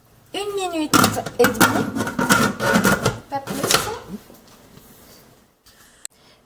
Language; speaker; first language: French; non-native, local second language; Arabic